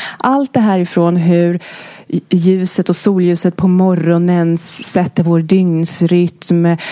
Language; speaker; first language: Swedish; native; Swedish